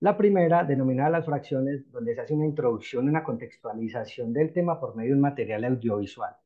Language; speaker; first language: Spanish; native; Spanish